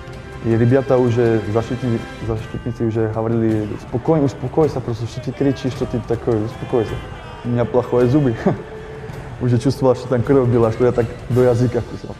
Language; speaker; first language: Russian; non-native, learner; Slovak